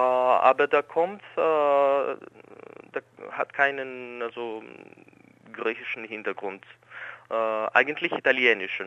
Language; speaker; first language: German; non-native, fluent; Greek